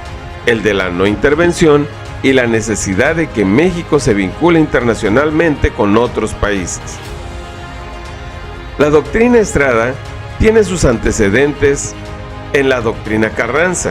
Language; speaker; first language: Spanish; native; Spanish